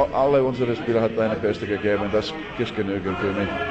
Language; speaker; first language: German; non-native, learner; Finnish